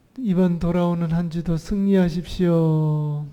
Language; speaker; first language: Korean; native; Korean